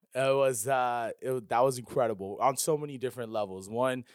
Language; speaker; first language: English; early bilingual, other home language; Filipino